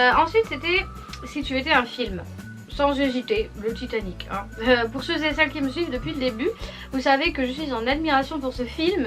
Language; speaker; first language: French; native; French